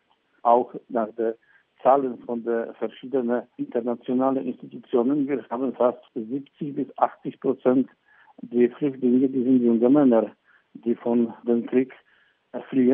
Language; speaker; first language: German; non-native, fluent; Polish